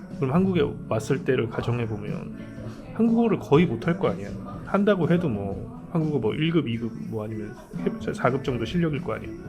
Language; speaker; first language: Korean; native; Korean